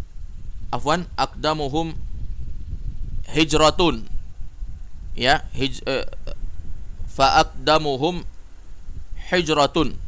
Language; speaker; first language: Arabic; non-native, fluent; Indonesian